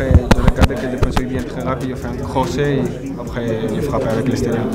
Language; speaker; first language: French; non-native, fluent; Spanish